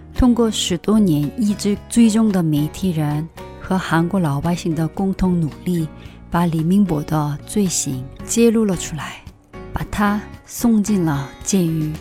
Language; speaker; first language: Chinese; non-native, fluent; Korean